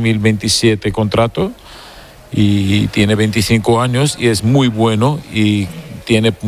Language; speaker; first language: Spanish; non-native, fluent; Georgian